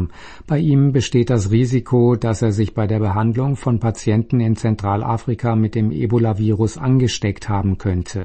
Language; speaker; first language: German; native; German